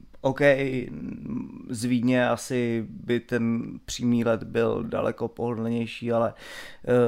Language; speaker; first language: Czech; native; Czech